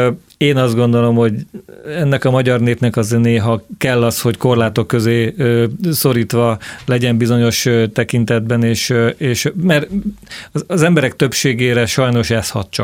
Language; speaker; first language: Hungarian; native; Hungarian